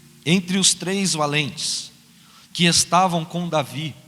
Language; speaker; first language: Portuguese; native; Portuguese